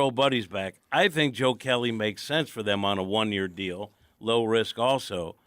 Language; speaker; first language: English; native; English